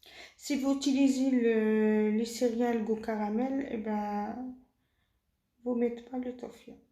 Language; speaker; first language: French; non-native, local second language; Arabic